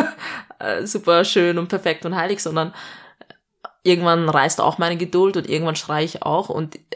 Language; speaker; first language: German; early bilingual, other home language; Malayalam